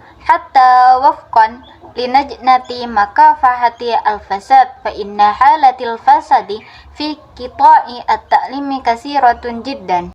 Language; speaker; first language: Arabic; non-native, fluent; Indonesian